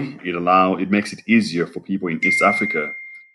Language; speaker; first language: English; non-native, local second language; Nyanja